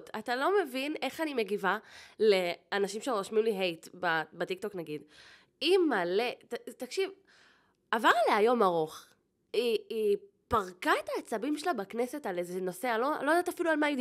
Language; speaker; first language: Hebrew; native; Hebrew